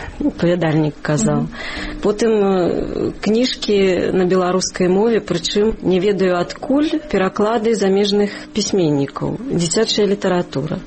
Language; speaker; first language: Belarusian; non-native, local second language; Russian